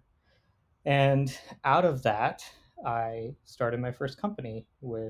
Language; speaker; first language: English; native; English